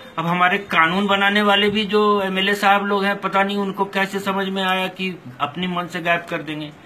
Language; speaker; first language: Hindi; non-native, local second language; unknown